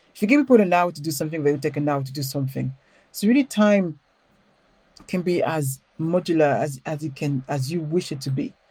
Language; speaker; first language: English; non-native, fluent; French